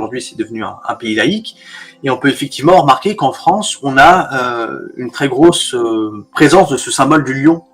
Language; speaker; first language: French; native; French